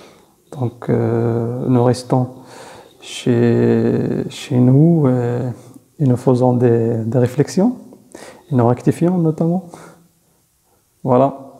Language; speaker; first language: French; non-native, fluent; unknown